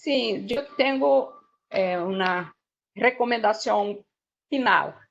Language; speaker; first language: Spanish; non-native, learner; Portuguese